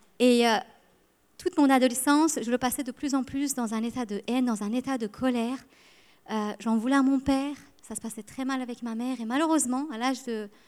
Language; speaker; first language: French; early bilingual, other home language; Persian